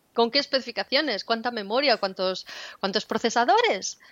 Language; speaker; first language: Spanish; native; Spanish